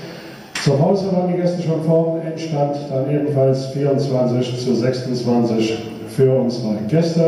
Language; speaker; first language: German; native; German